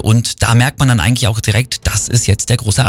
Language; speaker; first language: German; native; German